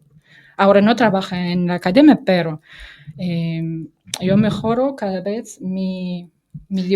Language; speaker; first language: Spanish; non-native, fluent; Russian